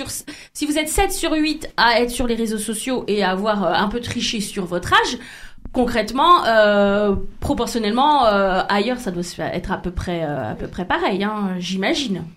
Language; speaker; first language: French; native; French